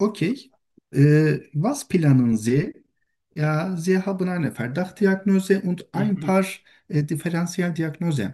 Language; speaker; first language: German; non-native, learner; Turkish